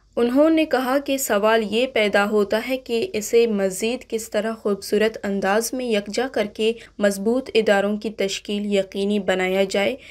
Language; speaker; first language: Urdu; non-native, local second language; Baluchi